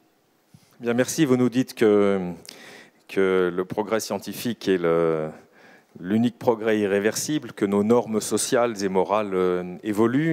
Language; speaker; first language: French; native; French